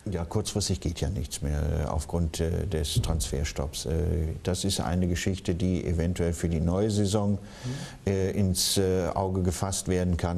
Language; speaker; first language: German; native; German